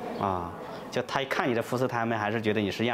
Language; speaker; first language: Chinese; native; Chinese